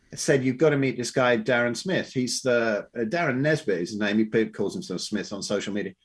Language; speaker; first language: English; native; English